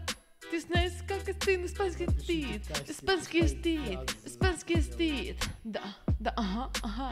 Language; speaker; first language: Russian; non-native, learner; Spanish